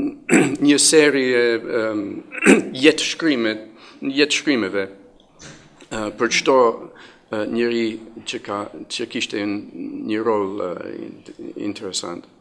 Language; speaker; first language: Albanian; non-native, fluent; English